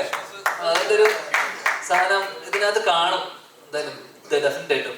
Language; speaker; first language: Malayalam; native; Malayalam